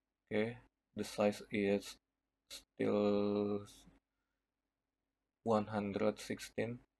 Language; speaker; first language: English; non-native, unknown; Indonesian